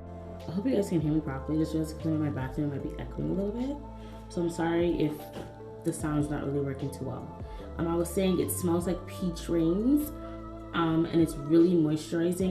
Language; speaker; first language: English; native; English